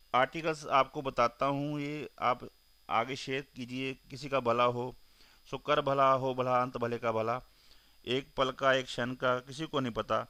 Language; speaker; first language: Hindi; non-native, local second language; Punjabi